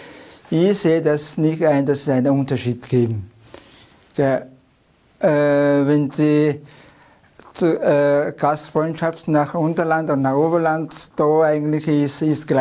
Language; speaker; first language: German; non-native, learner; Chinese